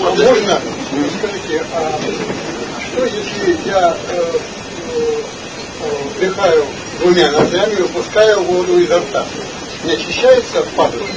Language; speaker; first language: Russian; native; Russian